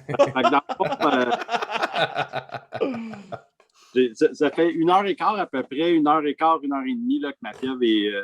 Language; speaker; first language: French; native; French